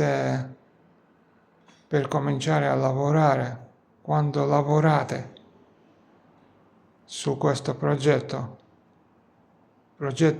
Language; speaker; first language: Italian; non-native, learner; Georgian